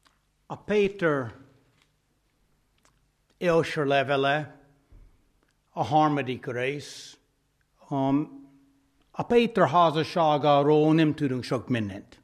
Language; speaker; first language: Hungarian; non-native, fluent; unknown